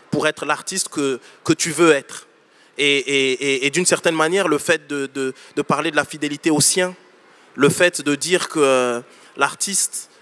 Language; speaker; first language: French; native; French